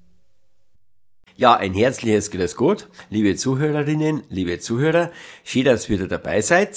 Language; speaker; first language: German; native; German